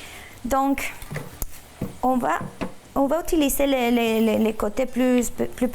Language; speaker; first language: French; non-native, fluent; Spanish